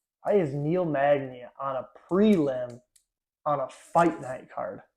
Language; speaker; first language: English; native; English